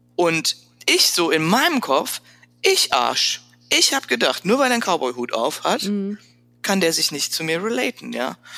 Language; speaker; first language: German; native; German